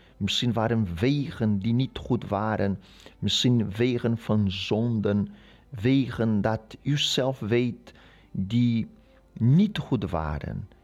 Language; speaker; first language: Dutch; non-native, learner; Portuguese